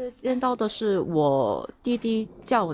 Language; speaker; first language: Chinese; non-native, fluent; Korean